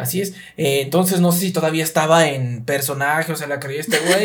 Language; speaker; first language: Spanish; native; Spanish